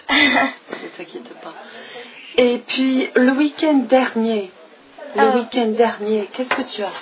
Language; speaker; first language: French; non-native, fluent; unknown